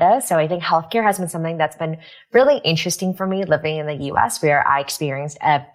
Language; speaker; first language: English; native; English